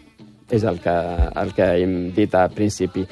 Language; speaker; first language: Catalan; non-native, fluent; Riffian